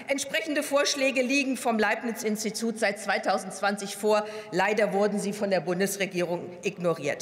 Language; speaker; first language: German; native; German